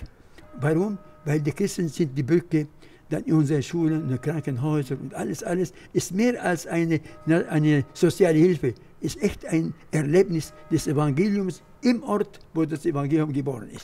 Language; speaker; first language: German; non-native, fluent; Arabic